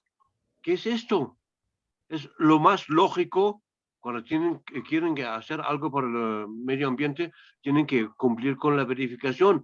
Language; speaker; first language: Spanish; non-native, fluent; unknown